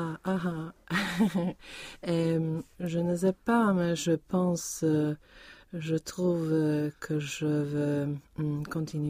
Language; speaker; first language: French; non-native, learner; Swedish